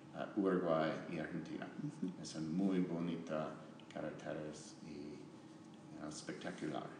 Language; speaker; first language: Spanish; non-native, learner; English